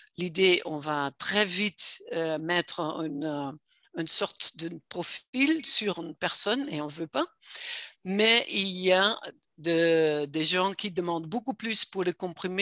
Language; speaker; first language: French; non-native, fluent; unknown